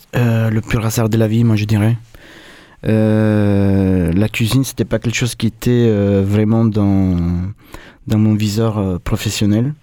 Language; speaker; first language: French; non-native, fluent; Spanish